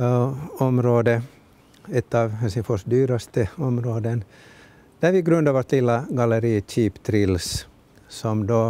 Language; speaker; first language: Swedish; native; Swedish